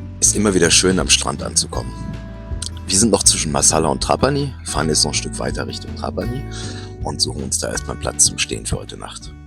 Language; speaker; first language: German; native; German